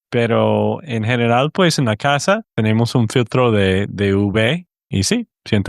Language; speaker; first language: Spanish; non-native, fluent; English